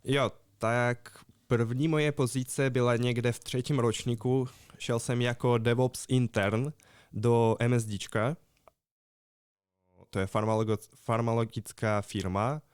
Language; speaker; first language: Czech; non-native, fluent; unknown